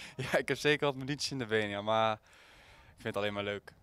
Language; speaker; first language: Dutch; native; Dutch